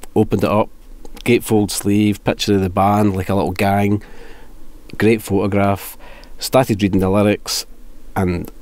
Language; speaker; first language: English; native; English